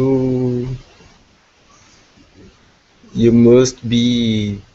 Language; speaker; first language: English; non-native, learner; Portuguese